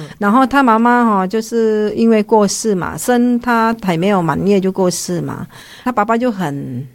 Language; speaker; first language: Chinese; non-native, fluent; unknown